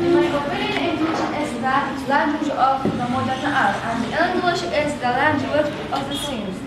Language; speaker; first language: English; non-native, learner; Arabic